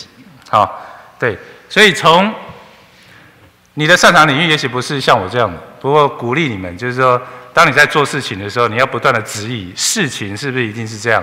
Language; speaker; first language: Chinese; native; Chinese